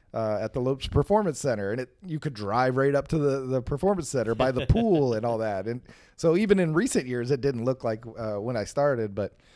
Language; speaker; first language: English; native; English